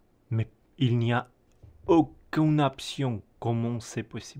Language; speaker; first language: French; non-native, learner; Russian